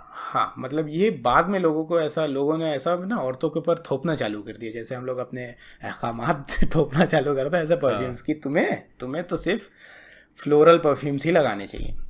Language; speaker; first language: Hindi; native; Hindi